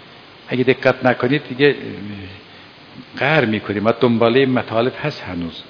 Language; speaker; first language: Persian; native; Persian